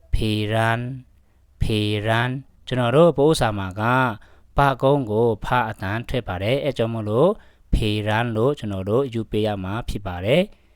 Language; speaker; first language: Burmese; non-native, local second language; Pa'o Karen